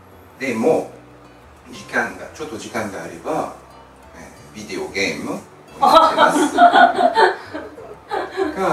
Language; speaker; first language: Japanese; non-native, learner; French